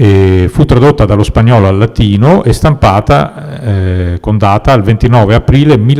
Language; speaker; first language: Italian; native; Italian